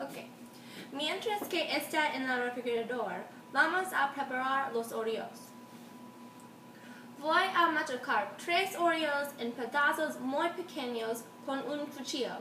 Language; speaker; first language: Spanish; non-native, learner; English